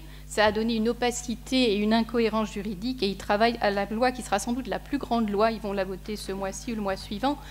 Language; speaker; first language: French; native; French